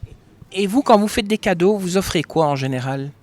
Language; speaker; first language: French; native; French